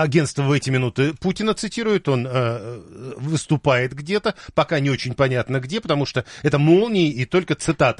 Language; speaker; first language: Russian; native; Russian